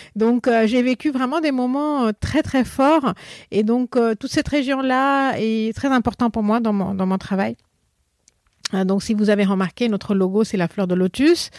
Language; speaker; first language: French; non-native, fluent; Assamese